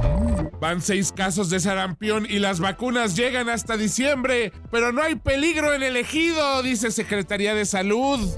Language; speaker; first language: Spanish; native; Spanish